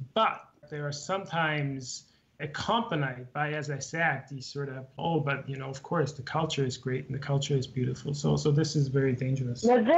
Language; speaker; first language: English; non-native, fluent; German